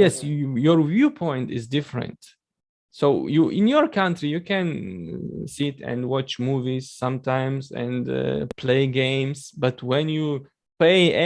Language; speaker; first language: English; non-native, learner; Chechen